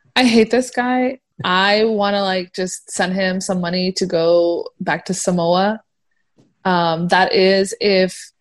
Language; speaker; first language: English; early bilingual, heritage; Persian